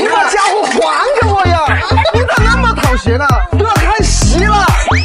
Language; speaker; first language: Chinese; native; Chinese